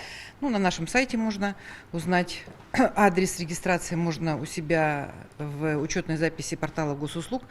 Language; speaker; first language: Russian; native; Russian